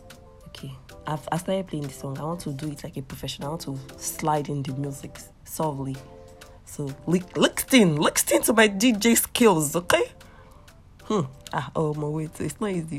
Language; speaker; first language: English; non-native, local second language; Yoruba